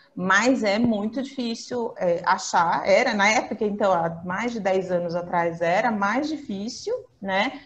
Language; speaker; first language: Portuguese; native; Portuguese